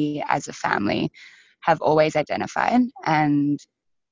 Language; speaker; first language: English; native; English